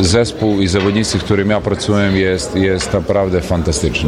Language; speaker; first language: Polish; non-native, fluent; Serbian